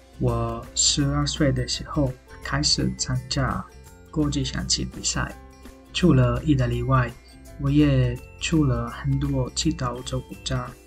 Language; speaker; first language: Chinese; non-native, fluent; Italian